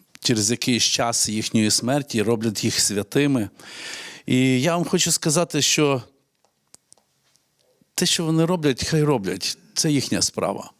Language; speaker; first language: Ukrainian; native; Ukrainian